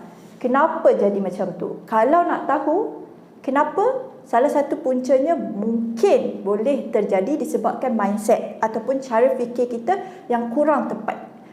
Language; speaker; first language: Malay; native; Malay